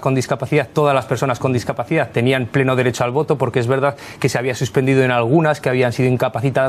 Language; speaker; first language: Spanish; native; Spanish